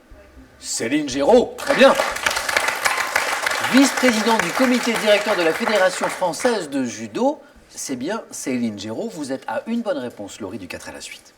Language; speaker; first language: French; native; French